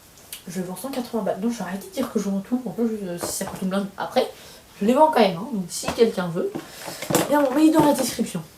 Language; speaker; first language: French; native; French